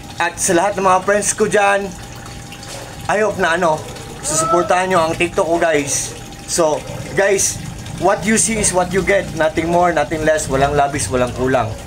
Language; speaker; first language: Filipino; non-native, local second language; Cebuano